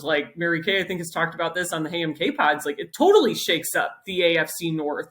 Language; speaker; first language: English; native; English